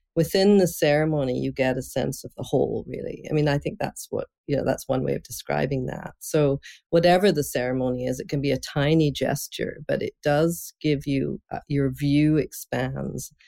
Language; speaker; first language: English; native; English